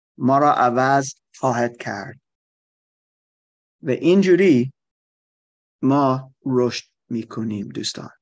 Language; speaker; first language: Persian; non-native, learner; German